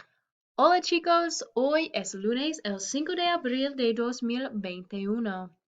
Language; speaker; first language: Spanish; non-native, fluent; English